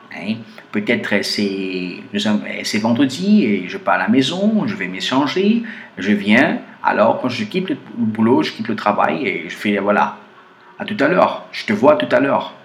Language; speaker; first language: French; non-native, fluent; Portuguese